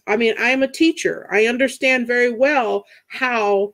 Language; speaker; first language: English; native; English